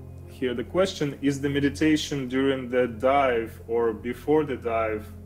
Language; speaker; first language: English; non-native, fluent; Ukrainian